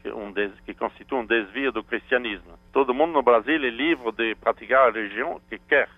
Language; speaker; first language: Portuguese; non-native, fluent; French